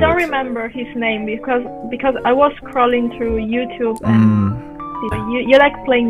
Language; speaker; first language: English; non-native, fluent; Italian